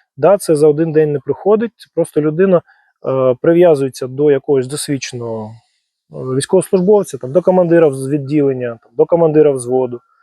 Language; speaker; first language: Ukrainian; non-native, local second language; Russian